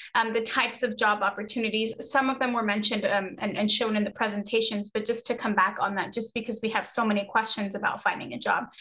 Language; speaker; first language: English; early bilingual, other home language; Spanish